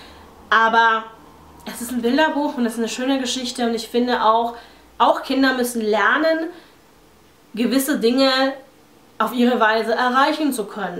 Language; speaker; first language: German; native; German